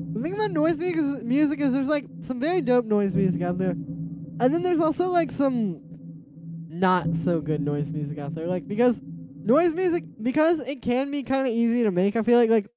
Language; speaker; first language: English; native; English